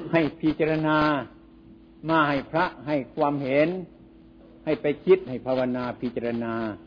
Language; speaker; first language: Thai; non-native, local second language; Northeastern Thai